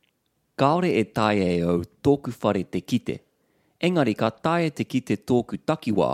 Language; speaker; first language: Māori; non-native, local second language; English